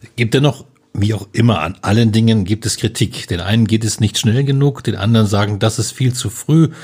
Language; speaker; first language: German; native; German